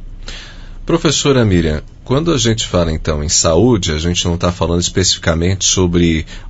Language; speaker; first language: Portuguese; native; Portuguese